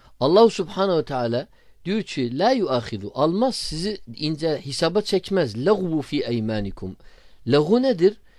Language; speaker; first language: Turkish; non-native, fluent; Arabic